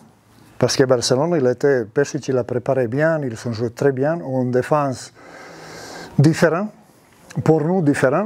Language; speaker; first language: French; non-native, learner; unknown